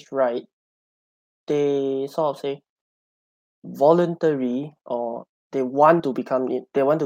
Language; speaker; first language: English; non-native, local second language; Chinese